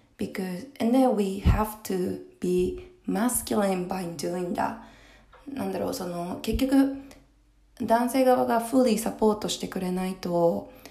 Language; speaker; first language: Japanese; early bilingual, heritage; Japanese